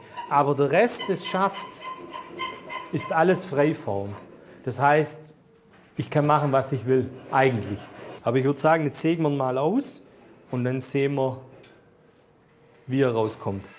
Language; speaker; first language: German; native; German